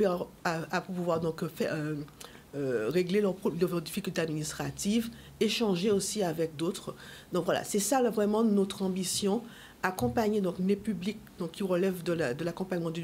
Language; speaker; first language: French; native; French